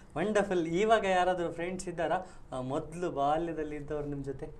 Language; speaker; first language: Kannada; native; Kannada